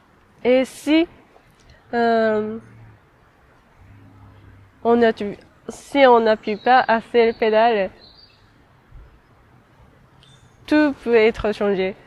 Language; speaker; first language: French; non-native, fluent; Japanese